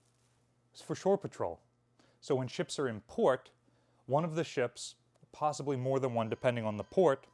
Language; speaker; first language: English; native; English